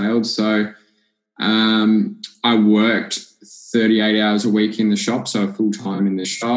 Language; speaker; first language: English; native; English